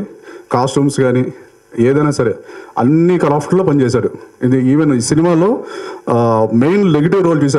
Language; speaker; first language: Telugu; native; Telugu